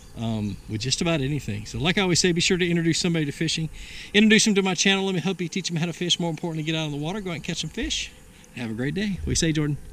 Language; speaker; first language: English; native; English